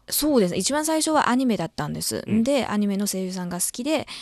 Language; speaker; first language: Japanese; non-native, fluent; Chinese